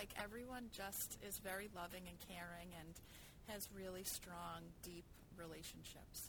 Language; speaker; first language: English; native; English